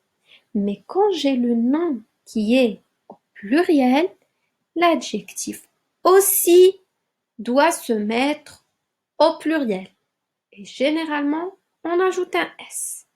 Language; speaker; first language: French; non-native, local second language; Arabic